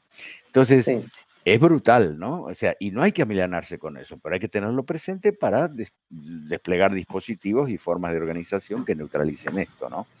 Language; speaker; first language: Spanish; native; Spanish